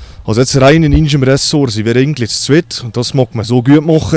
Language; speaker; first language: German; native; German